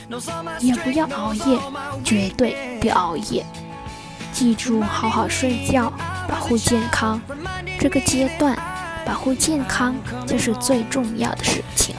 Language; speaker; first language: Chinese; non-native, fluent; Vietnamese